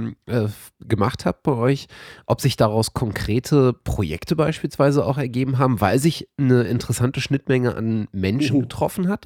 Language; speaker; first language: German; native; German